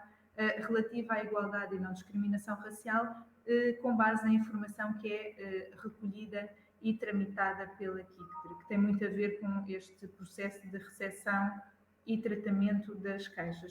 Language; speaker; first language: Portuguese; native; Portuguese